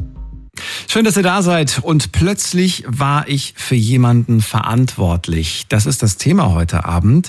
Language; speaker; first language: German; native; German